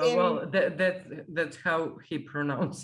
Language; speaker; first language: English; non-native, fluent; Serbian